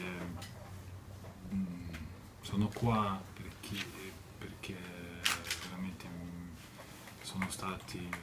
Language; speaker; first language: Italian; non-native, fluent; Lithuanian